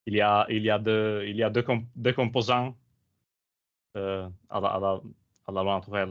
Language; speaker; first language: French; non-native, learner; Italian